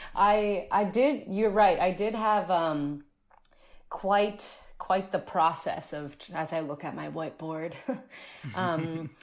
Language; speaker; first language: English; early bilingual, other home language; Spanish